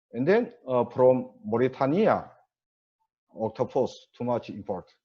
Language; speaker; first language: English; non-native, learner; Korean